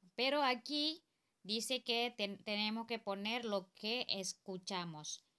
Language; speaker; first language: Spanish; non-native, learner; Indonesian